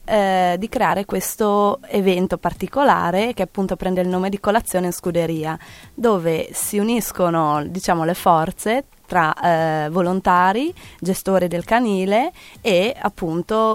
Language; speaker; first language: Italian; native; Italian